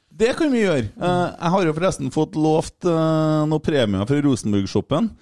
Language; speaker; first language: Norwegian; native; Norwegian